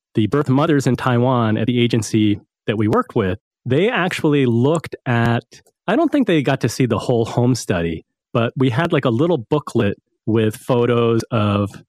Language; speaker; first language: English; native; English